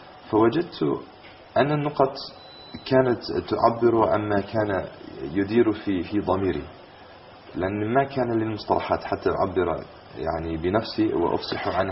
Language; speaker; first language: Arabic; non-native, fluent; English